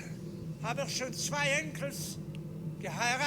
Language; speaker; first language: German; non-native, learner; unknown